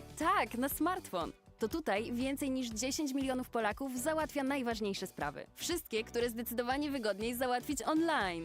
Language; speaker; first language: Polish; native; Polish